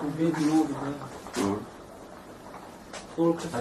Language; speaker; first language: Russian; non-native, learner; Tajik